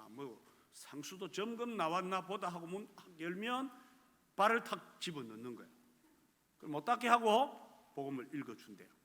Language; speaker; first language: Korean; native; Korean